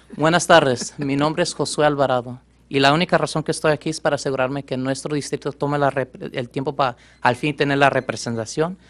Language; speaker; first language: Spanish; early bilingual, heritage; Spanish